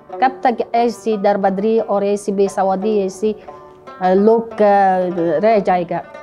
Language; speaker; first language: Urdu; non-native, fluent; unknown